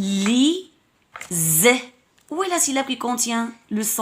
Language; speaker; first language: French; non-native, local second language; Arabic